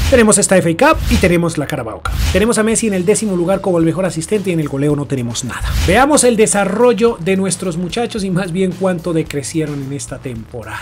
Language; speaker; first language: Spanish; native; Spanish